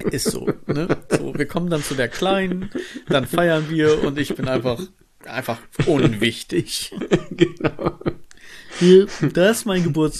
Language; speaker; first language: German; native; German